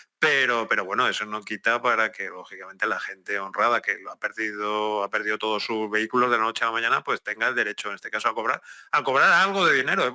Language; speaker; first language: Spanish; native; Spanish